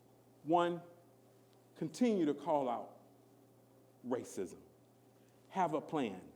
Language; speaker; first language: English; native; English